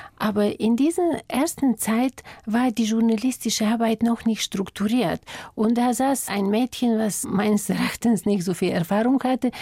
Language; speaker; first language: German; non-native, fluent; Bulgarian